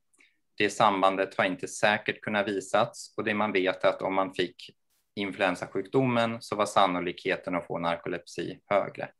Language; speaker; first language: Swedish; native; Swedish